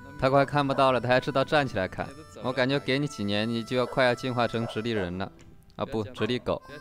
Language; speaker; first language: Chinese; native; Chinese